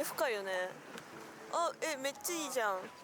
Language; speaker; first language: Japanese; native; Japanese